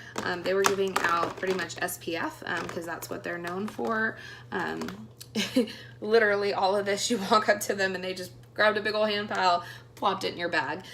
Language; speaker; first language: English; native; English